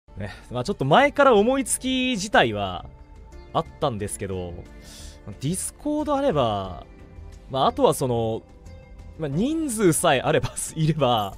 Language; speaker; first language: Japanese; native; Japanese